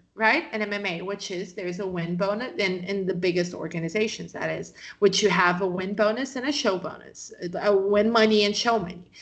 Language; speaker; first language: English; non-native, fluent; Portuguese